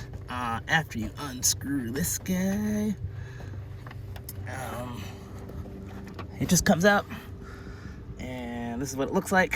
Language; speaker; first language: English; native; English